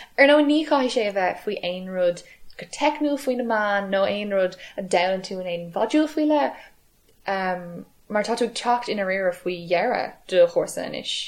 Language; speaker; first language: Irish; non-native, local second language; English